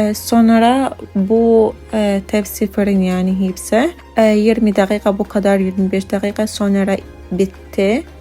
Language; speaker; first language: Turkish; non-native, learner; Arabic